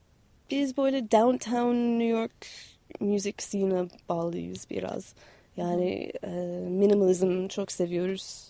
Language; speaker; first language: Turkish; non-native, fluent; English